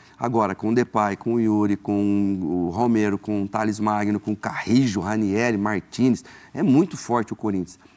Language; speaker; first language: Portuguese; native; Portuguese